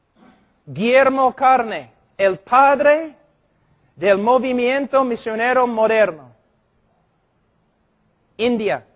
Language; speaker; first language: Spanish; non-native, fluent; English